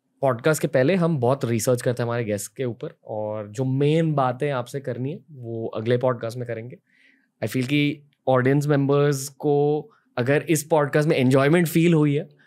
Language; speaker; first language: Hindi; native; Hindi